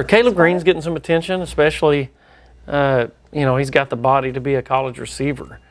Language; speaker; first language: English; native; English